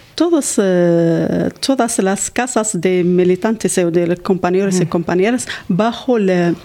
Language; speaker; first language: Spanish; non-native, learner; Arabic